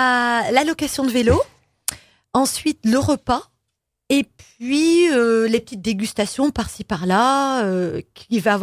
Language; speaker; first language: French; native; French